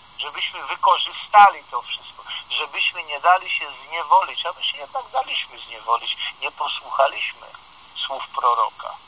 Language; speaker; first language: Polish; native; Polish